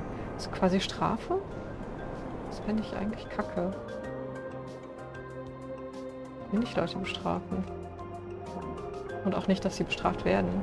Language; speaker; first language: German; native; German